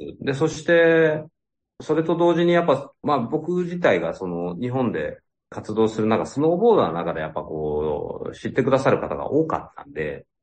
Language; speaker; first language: Japanese; native; Japanese